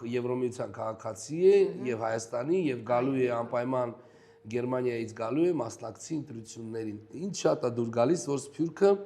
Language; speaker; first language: Armenian; native; Armenian